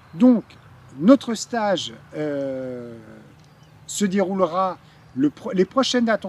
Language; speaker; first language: French; native; French